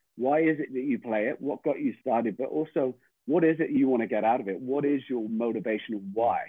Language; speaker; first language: English; native; English